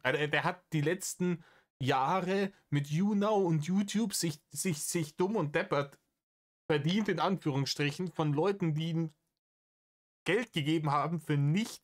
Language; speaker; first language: German; native; German